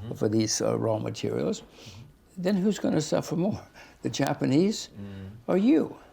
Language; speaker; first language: English; native; English